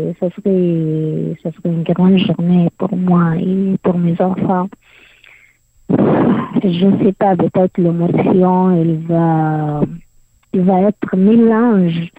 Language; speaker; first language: French; non-native, learner; Arabic